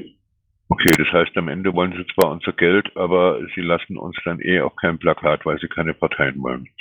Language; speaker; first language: German; native; German